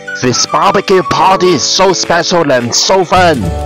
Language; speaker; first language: English; non-native, local second language; Cantonese